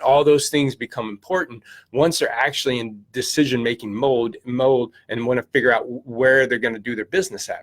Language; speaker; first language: English; native; English